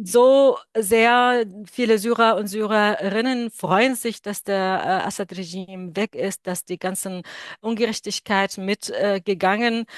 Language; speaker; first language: German; non-native, fluent; Arabic